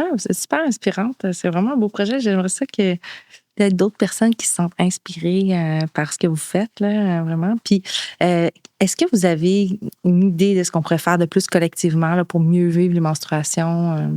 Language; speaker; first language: French; native; French